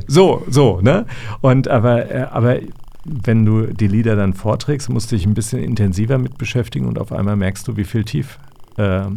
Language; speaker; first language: German; native; German